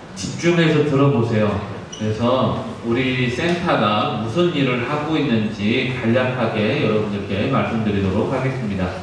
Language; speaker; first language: Korean; native; Korean